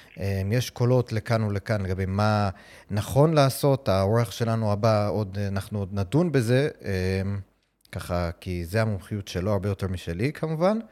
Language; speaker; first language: Hebrew; non-native, fluent; English